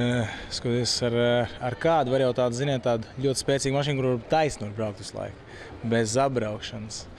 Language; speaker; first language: Latvian; native; Latvian